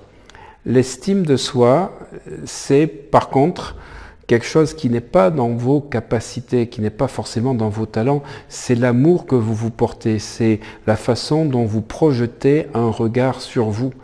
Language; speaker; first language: French; native; French